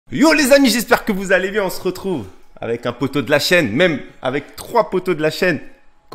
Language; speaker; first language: French; native; French